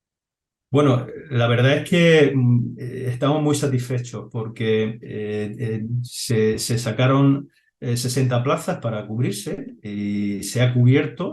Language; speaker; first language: Spanish; native; Spanish